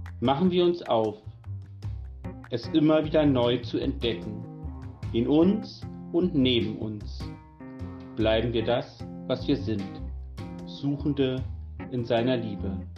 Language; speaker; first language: German; native; German